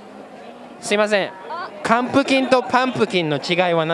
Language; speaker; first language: Japanese; early bilingual, heritage; English